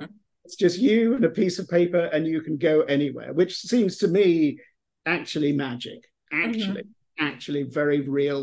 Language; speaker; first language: English; native; English